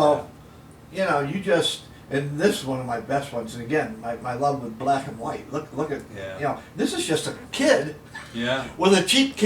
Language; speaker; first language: English; native; English